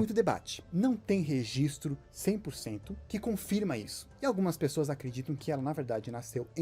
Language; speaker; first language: Portuguese; native; Portuguese